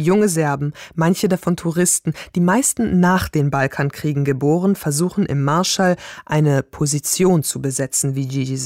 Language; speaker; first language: German; native; German